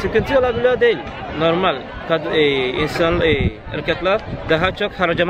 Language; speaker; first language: Turkish; non-native, learner; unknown